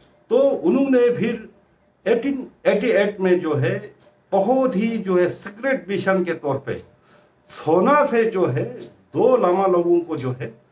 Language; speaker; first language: Hindi; non-native, local second language; Ladakhi